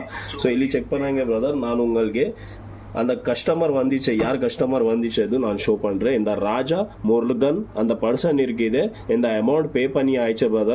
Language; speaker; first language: Tamil; non-native, learner; Kannada